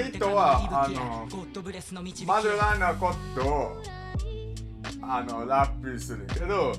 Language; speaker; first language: Japanese; non-native, learner; English